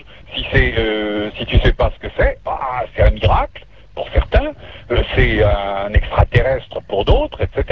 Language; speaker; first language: French; native; French